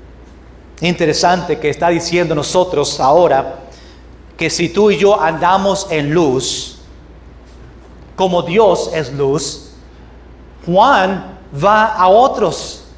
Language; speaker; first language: Spanish; non-native, fluent; English